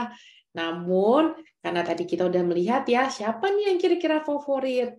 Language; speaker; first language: Indonesian; native; Indonesian